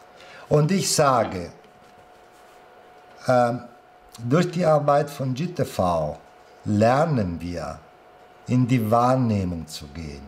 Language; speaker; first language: German; non-native, fluent; Italian